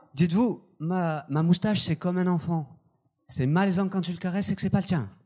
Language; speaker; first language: French; native; French